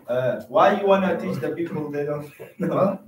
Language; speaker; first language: English; non-native, learner; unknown